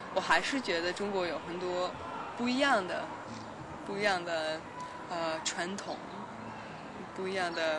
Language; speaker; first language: Chinese; non-native, learner; Danish